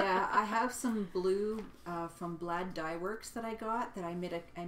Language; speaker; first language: English; native; English